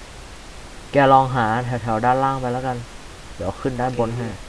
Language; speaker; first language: Thai; native; Thai